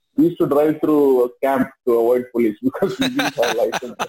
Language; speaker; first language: English; non-native, local second language; Kannada